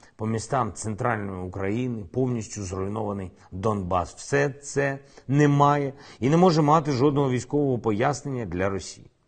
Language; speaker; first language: Ukrainian; non-native, local second language; Russian